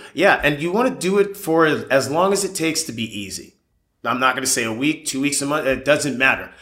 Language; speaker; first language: English; native; English